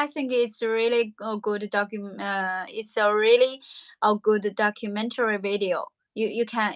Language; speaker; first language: English; non-native, learner; Chinese